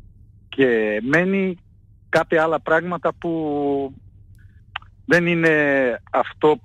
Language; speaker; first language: Greek; non-native, fluent; Portuguese